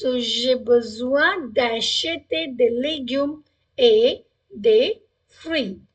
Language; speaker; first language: French; non-native, fluent; Hindi